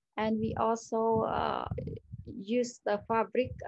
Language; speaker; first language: English; non-native, learner; Khmer